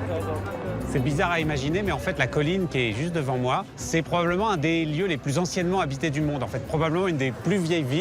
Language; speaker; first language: French; native; French